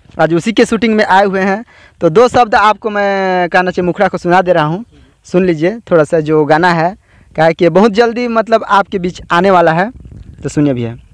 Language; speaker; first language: Hindi; native; Hindi